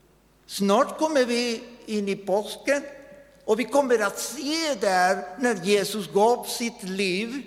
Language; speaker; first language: Swedish; non-native, fluent; Spanish